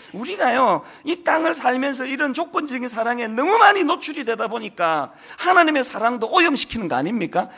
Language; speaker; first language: Korean; native; Korean